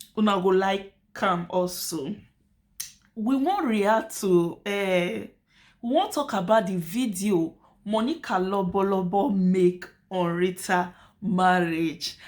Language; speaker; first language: Nigerian Pidgin; native; Nigerian Pidgin